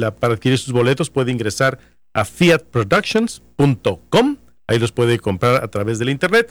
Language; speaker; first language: Spanish; native; Spanish